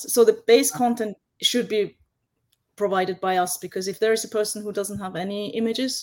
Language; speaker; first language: English; non-native, fluent; German